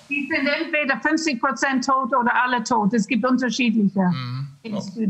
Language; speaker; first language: German; non-native, learner; English